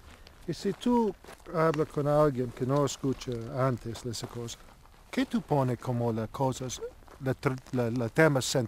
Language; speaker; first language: Spanish; non-native, learner; English